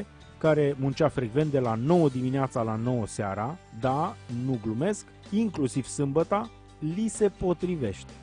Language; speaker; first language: Romanian; native; Romanian